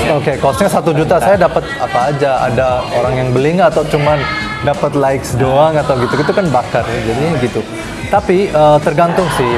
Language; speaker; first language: Indonesian; non-native, fluent; Bangla